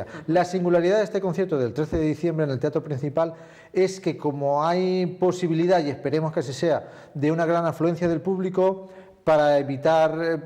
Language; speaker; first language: Spanish; native; Spanish